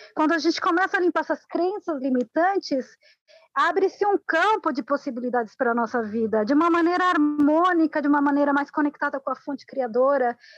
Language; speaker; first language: Portuguese; non-native, fluent; Spanish